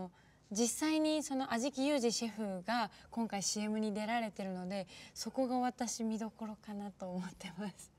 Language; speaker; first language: Japanese; native; Japanese